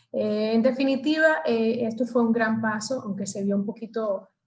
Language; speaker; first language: Spanish; native; Spanish